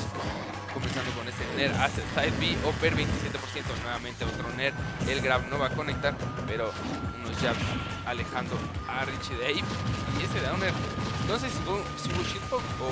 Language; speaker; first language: Spanish; native; Spanish